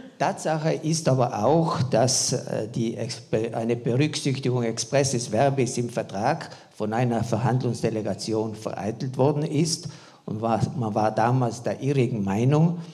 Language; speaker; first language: German; non-native, local second language; Ladin